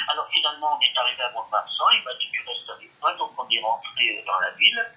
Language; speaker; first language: French; early bilingual, other home language; Yiddish